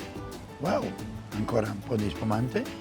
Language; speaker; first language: Italian; native; Italian